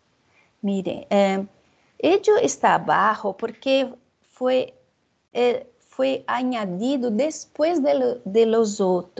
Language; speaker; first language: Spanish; non-native, fluent; Portuguese